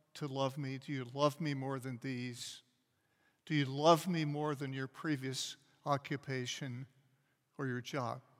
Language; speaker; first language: English; native; English